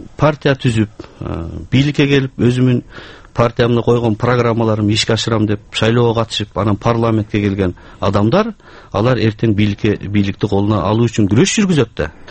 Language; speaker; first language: Kyrgyz; native; Kyrgyz